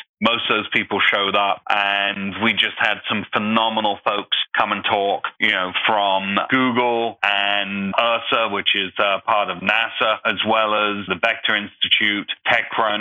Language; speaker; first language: English; native; English